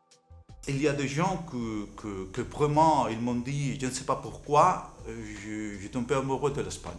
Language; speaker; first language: French; non-native, fluent; Spanish